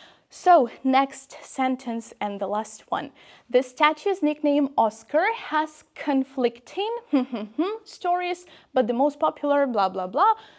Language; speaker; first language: English; non-native, fluent; Ukrainian